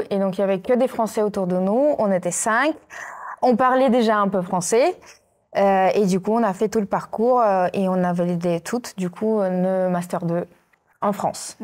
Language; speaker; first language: French; non-native, fluent; Russian